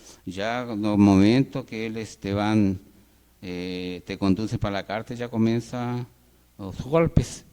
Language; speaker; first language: Portuguese; non-native, fluent; Spanish